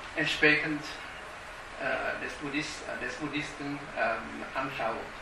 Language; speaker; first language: German; non-native, fluent; Vietnamese